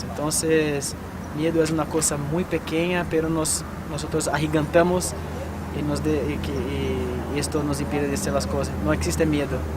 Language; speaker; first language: Spanish; non-native, fluent; Portuguese